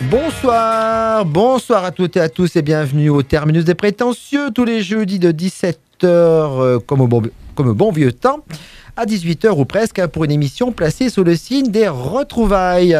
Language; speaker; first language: French; native; French